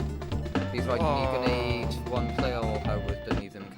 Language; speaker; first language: Welsh; non-native, local second language; English